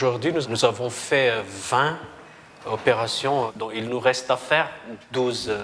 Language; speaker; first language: French; non-native, local second language; Malagasy